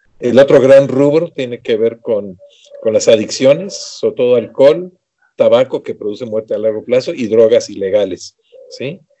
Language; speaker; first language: Spanish; native; Spanish